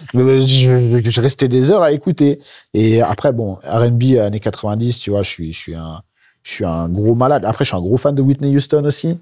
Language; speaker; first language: French; native; French